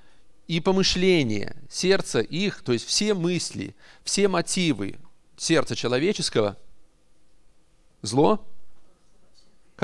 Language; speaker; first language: Russian; native; Russian